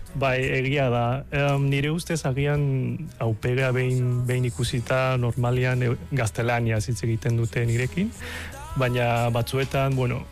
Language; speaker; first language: Basque; non-native, local second language; Spanish